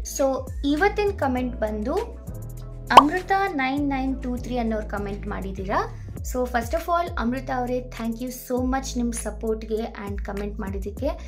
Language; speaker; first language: Kannada; non-native, local second language; Telugu